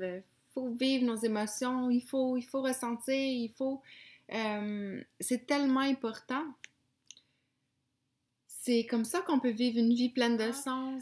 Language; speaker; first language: French; native; French